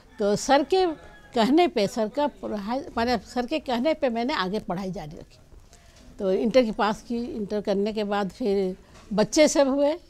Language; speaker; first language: Hindi; non-native, local second language; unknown